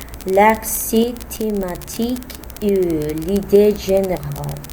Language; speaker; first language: French; non-native, learner; Spanish